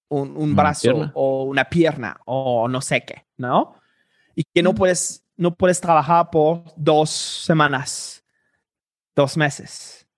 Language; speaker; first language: Spanish; non-native, fluent; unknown